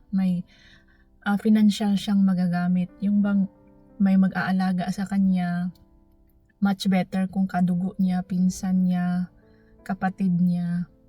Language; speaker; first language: Filipino; non-native, local second language; Cebuano